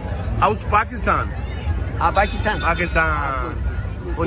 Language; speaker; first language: German; non-native, fluent; Urdu